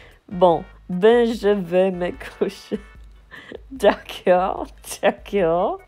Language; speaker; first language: French; non-native, learner; English